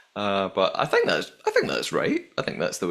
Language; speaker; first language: English; native; English